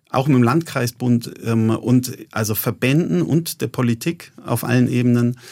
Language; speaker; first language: German; native; German